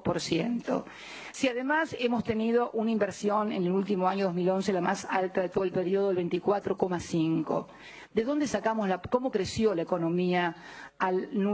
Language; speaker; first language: Spanish; native; Spanish